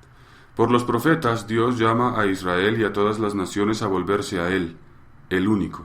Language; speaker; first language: Spanish; native; Spanish